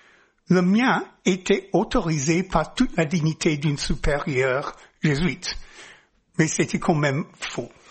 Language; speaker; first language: French; non-native, fluent; English